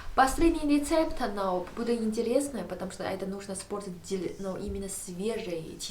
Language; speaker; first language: Russian; non-native, learner; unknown